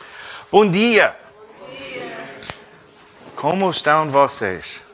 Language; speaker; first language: Portuguese; non-native, learner; English